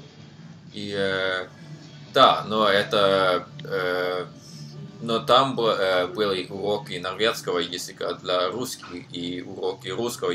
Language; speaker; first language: Russian; non-native, learner; Norwegian